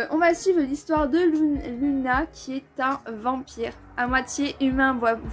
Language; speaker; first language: French; native; French